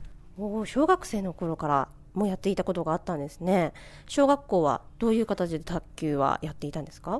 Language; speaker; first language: Japanese; native; Japanese